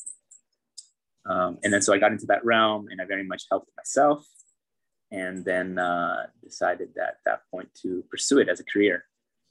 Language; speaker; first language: English; native; English